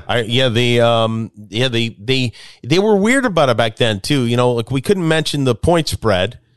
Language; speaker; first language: English; native; English